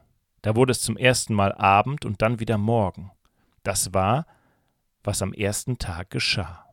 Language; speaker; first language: German; native; German